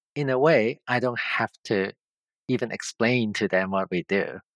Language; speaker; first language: English; non-native, local second language; Cantonese